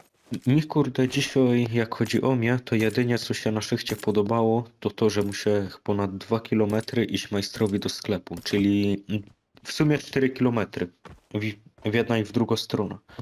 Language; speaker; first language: Polish; native; Polish